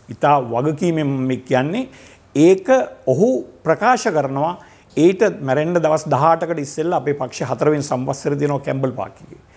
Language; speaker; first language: Sinhala; native; Sinhala